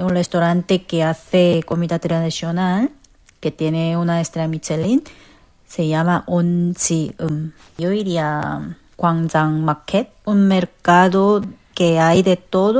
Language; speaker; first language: Spanish; non-native, fluent; Korean